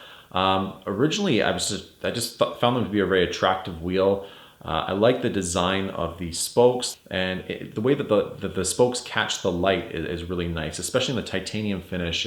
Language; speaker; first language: English; native; English